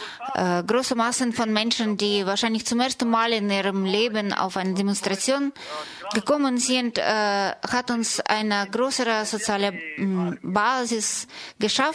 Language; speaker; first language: German; non-native, fluent; Russian